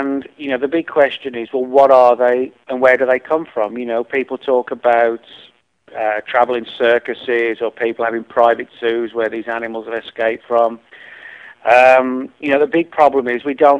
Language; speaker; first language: English; native; English